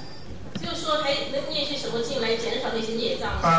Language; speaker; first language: Chinese; native; Chinese